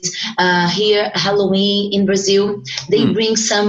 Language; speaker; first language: English; non-native, fluent; Portuguese